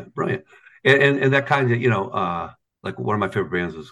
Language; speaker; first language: English; native; English